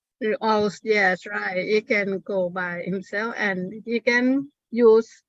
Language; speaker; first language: English; non-native, learner; Thai